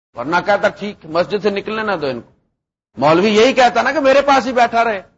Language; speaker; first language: Urdu; non-native, local second language; Punjabi